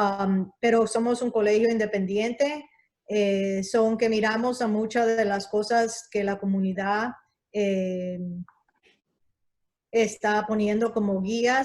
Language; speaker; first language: Spanish; early bilingual, heritage; Spanish